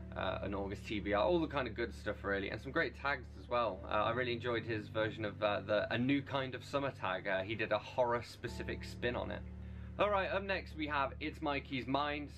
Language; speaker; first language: English; native; English